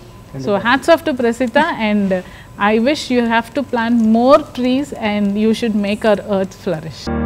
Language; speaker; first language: Tamil; native; Tamil